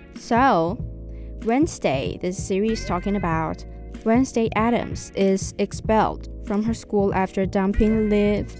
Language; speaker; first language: English; non-native, fluent; Chinese